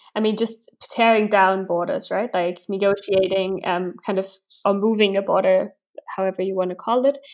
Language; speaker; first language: English; non-native, fluent; German